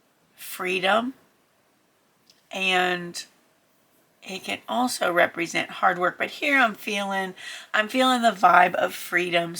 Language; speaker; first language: English; native; English